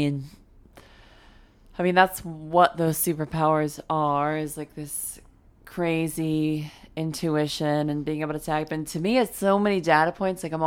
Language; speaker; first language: English; native; English